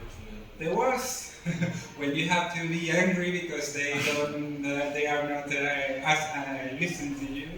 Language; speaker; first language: English; non-native, fluent; Spanish